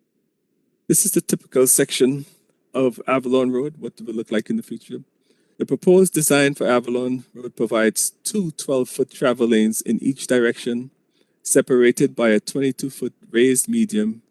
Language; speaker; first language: English; native; English